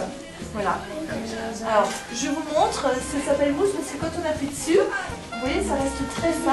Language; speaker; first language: French; native; French